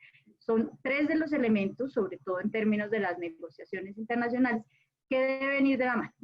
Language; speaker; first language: Spanish; native; Spanish